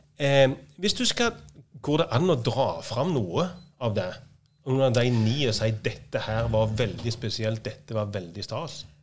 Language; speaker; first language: Norwegian; native; Norwegian